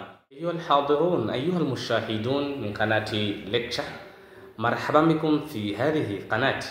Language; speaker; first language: Arabic; non-native, fluent; Swahili